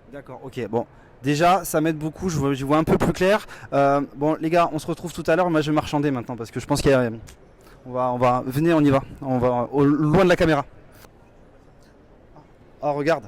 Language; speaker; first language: French; native; French